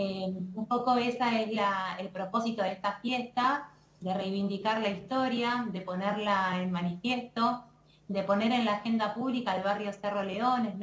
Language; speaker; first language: Spanish; native; Spanish